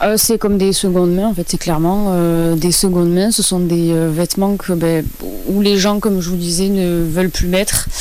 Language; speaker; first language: French; native; French